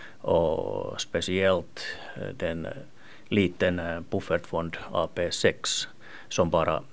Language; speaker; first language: Swedish; non-native, local second language; Finnish